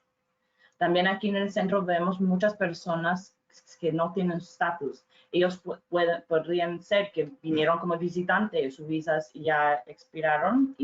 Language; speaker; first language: Spanish; non-native, fluent; English